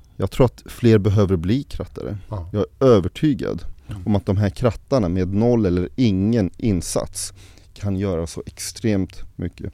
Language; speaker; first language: Swedish; early bilingual, other home language; Arabic